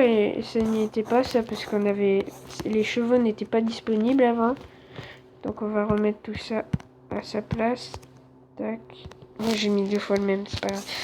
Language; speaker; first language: French; native; French